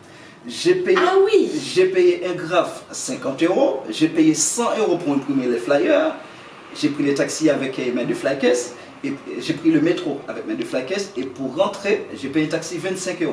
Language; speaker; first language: French; non-native, local second language; Haitian Creole